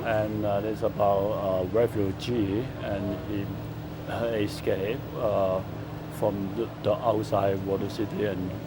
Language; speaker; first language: English; non-native, fluent; Cantonese